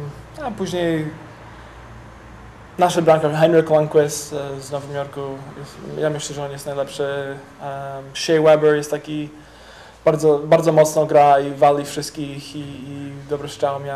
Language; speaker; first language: Polish; early bilingual, heritage; English